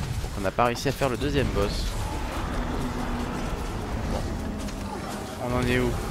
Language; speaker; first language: French; native; French